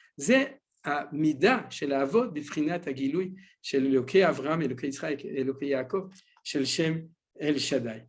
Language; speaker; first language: Hebrew; non-native, fluent; French